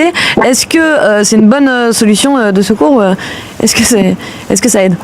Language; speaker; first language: French; native; French